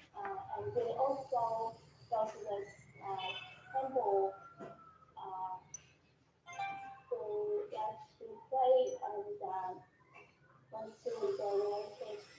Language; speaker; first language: English; non-native, learner; Vietnamese